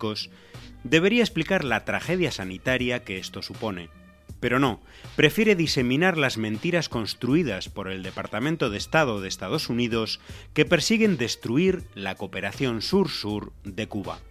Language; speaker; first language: Spanish; native; Spanish